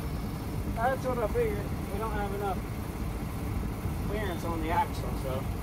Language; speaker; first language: English; native; English